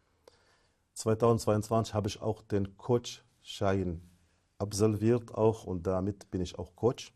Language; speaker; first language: German; non-native, fluent; Arabic